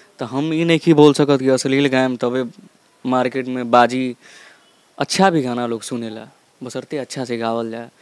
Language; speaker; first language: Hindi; native; Hindi